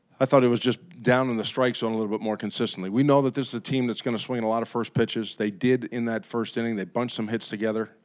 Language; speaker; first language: English; native; English